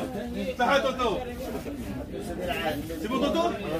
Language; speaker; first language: French; native; French